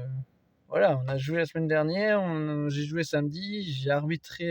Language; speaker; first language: French; native; French